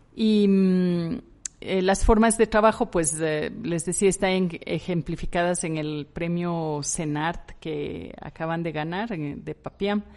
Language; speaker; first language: Spanish; native; Spanish